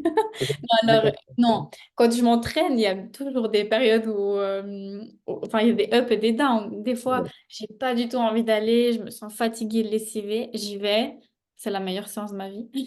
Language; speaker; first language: French; native; French